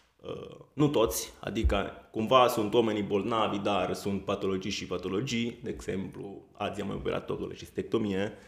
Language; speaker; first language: Romanian; non-native, fluent; Italian